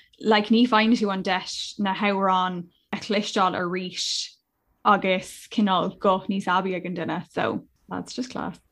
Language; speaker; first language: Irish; non-native, local second language; English